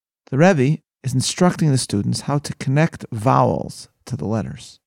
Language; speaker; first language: English; native; English